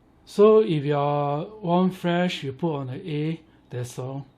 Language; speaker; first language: English; non-native, learner; Chinese